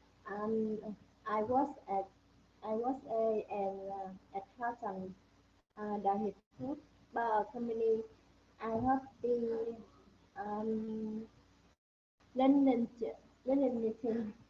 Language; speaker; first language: English; non-native, learner; Vietnamese